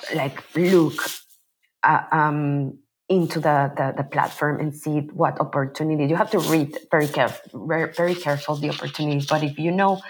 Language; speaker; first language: English; non-native, fluent; Spanish